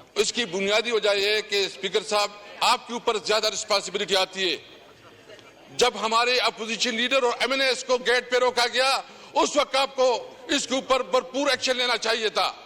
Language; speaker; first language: Urdu; non-native, local second language; Pashto